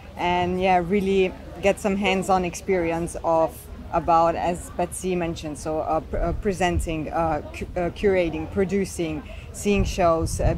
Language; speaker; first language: English; non-native, fluent; Slovenian